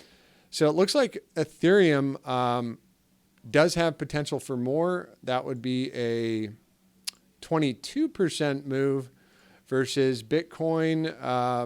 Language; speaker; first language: English; native; English